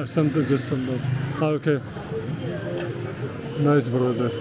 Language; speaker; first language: English; non-native, learner; French